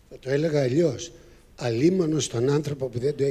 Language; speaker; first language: Greek; native; Greek